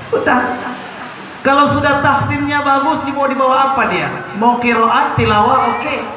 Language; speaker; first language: Indonesian; non-native, local second language; Malay